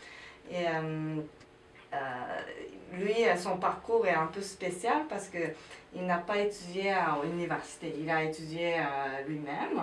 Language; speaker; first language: French; non-native, fluent; Japanese